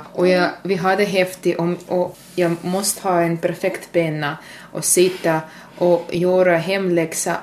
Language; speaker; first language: Swedish; non-native, fluent; Russian